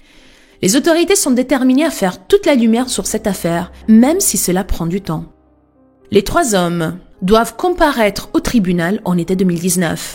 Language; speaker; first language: French; native; French